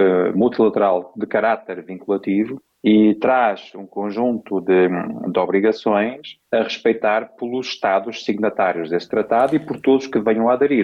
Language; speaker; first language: Portuguese; native; Portuguese